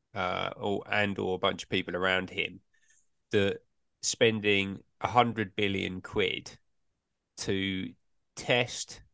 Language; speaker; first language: English; native; English